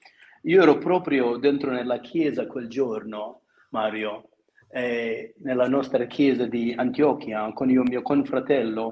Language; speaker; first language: Italian; non-native, fluent; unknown